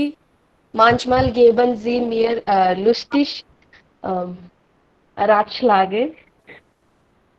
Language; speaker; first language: German; non-native, learner; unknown